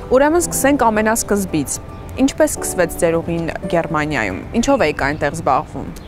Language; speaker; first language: Armenian; native; Armenian